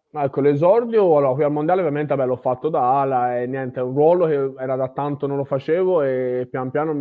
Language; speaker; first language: Italian; native; Italian